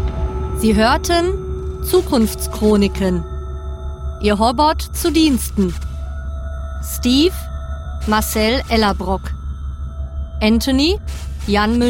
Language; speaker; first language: German; native; German